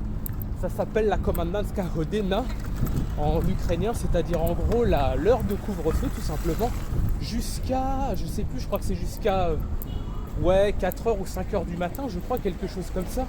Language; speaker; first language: French; native; French